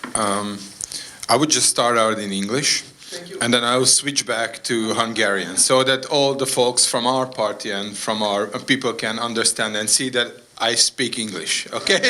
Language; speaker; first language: English; non-native, fluent; Hungarian